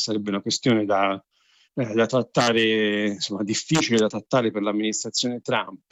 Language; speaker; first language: Italian; native; Italian